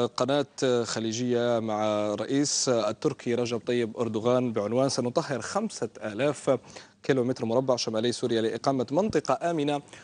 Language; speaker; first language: Arabic; native; Arabic